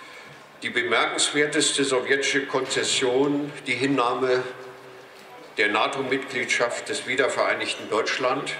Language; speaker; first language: German; native; German